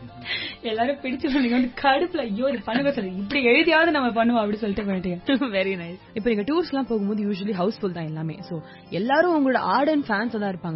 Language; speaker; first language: Tamil; native; Tamil